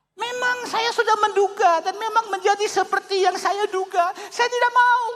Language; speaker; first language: Indonesian; non-native, fluent; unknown